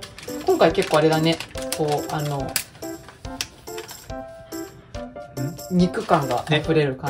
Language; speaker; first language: Japanese; native; Japanese